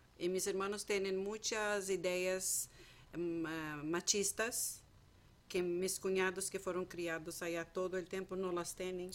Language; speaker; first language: Spanish; non-native, fluent; Portuguese